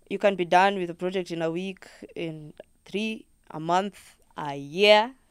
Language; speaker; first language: English; non-native, local second language; Luo (Kenya and Tanzania)